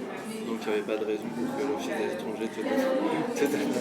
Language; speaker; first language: French; native; French